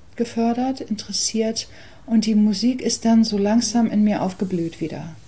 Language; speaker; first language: German; early bilingual, other home language; English